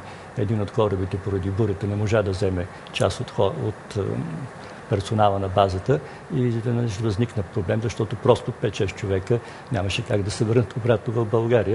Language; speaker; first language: Bulgarian; native; Bulgarian